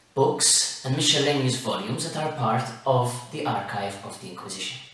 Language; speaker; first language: English; non-native, local second language; Maltese